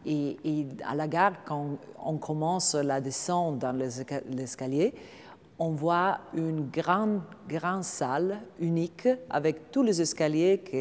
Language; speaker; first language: French; non-native, learner; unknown